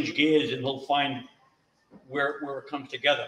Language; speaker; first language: English; native; English